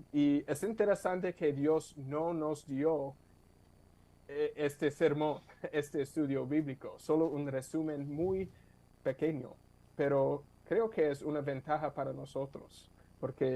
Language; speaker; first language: Spanish; non-native, fluent; English